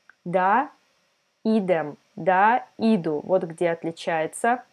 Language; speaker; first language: Russian; non-native, fluent; Serbian